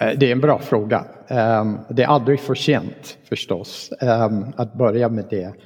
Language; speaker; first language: Swedish; non-native, fluent; English